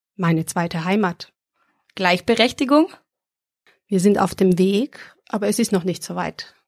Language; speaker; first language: German; early bilingual, other home language; Serbian